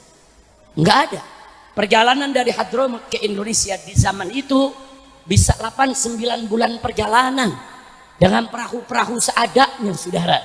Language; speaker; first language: Indonesian; native; Indonesian